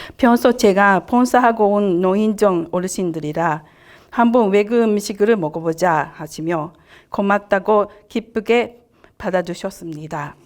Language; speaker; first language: Korean; non-native, fluent; Japanese